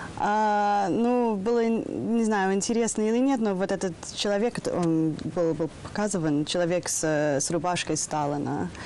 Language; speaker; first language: Russian; non-native, fluent; English